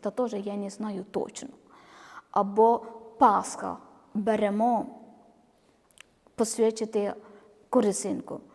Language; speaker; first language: Ukrainian; non-native, learner; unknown